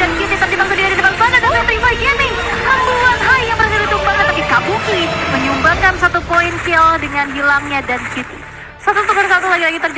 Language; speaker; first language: Indonesian; native; Indonesian